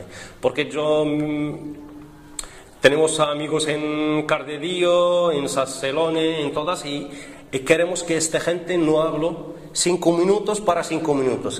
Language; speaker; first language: Spanish; non-native, learner; Arabic